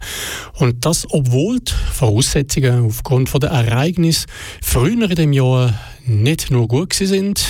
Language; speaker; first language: German; native; German